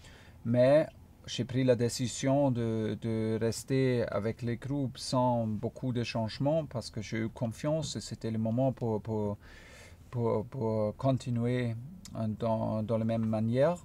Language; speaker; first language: French; non-native, fluent; German